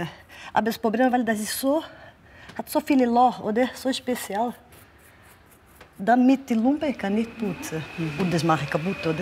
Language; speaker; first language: German; non-native, learner; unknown